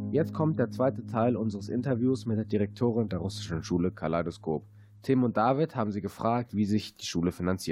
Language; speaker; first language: German; native; German